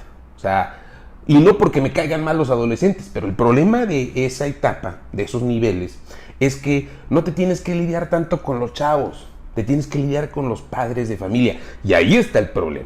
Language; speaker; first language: Spanish; native; Spanish